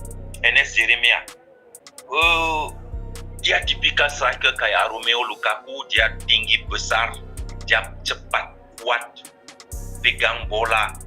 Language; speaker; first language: Indonesian; non-native, fluent; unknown